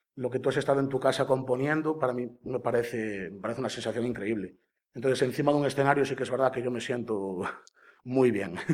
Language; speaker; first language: Spanish; native; Spanish